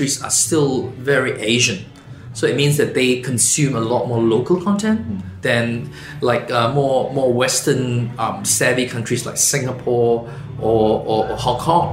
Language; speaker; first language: English; non-native, local second language; Chinese